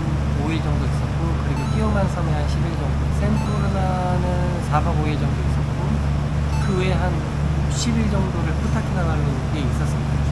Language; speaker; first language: Korean; native; Korean